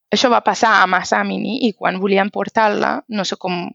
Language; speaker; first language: Catalan; non-native, fluent; Persian